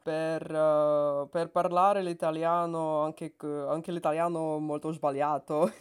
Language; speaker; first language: Italian; non-native, learner; Russian